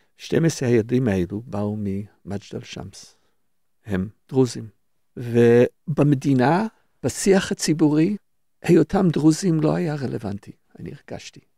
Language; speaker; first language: Hebrew; early bilingual, other home language; English